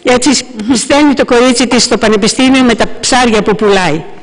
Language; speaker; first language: Greek; native; Greek